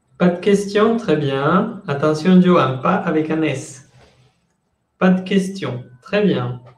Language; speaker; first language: French; non-native, fluent; Spanish